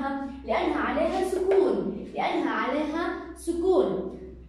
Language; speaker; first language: Arabic; native; Arabic